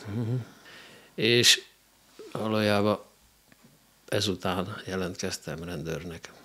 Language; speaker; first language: Hungarian; non-native, local second language; Slovak